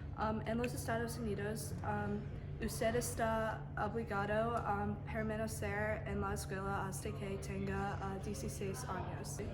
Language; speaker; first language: Spanish; non-native, learner; English